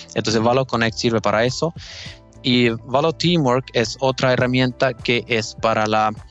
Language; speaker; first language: Spanish; non-native, fluent; Finnish